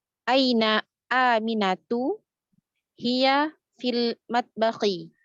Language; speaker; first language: Arabic; non-native, learner; Indonesian